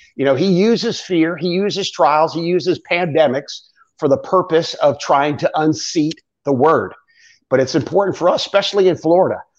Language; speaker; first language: English; native; English